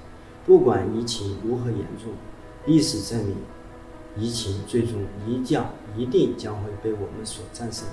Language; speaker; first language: Chinese; native; Chinese